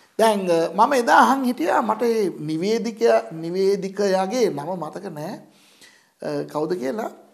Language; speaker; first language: Sinhala; non-native, local second language; Tamil